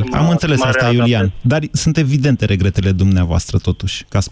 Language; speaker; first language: Romanian; native; Romanian